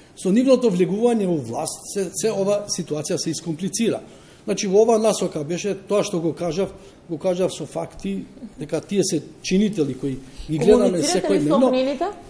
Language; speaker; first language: Macedonian; non-native, local second language; Albanian